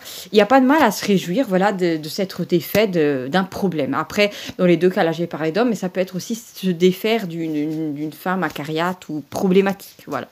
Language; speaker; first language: French; native; French